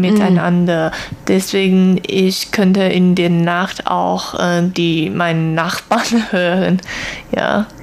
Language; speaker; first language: German; non-native, learner; Chinese